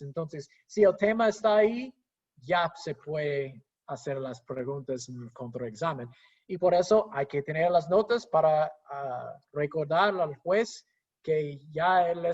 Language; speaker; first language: Spanish; non-native, fluent; English